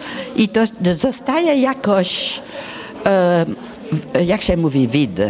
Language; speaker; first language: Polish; early bilingual, heritage; Polish